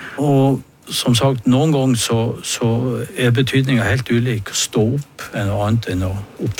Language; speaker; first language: Norwegian; native; Norwegian